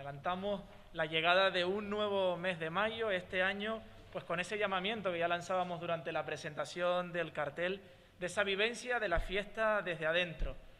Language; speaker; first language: Spanish; native; Spanish